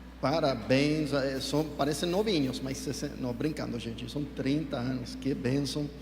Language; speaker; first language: Portuguese; non-native, fluent; English